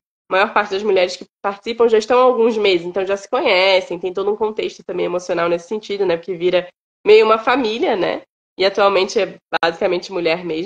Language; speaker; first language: Portuguese; native; Portuguese